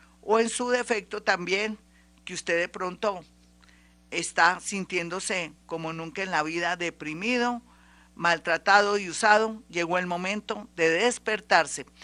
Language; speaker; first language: Spanish; native; Spanish